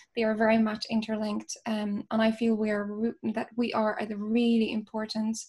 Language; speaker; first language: English; non-native, fluent; Polish